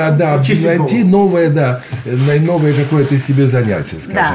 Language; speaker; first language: Russian; native; Russian